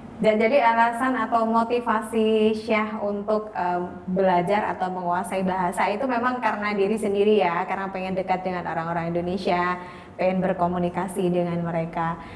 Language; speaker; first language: Indonesian; non-native, local second language; Javanese